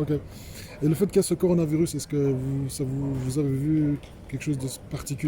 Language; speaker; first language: French; native; French